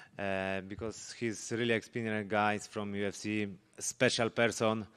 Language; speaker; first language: English; non-native, learner; Polish